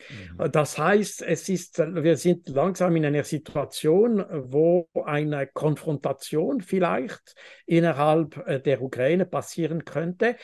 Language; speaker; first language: German; non-native, fluent; French